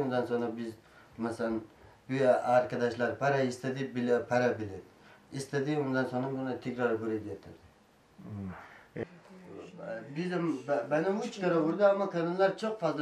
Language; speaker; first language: Turkish; non-native, learner; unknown